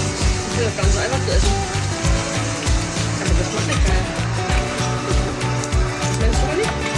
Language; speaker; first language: German; native; German